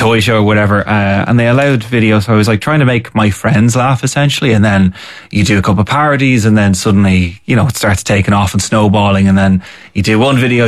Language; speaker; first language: English; native; English